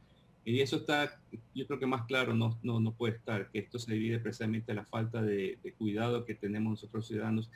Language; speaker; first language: Spanish; native; Spanish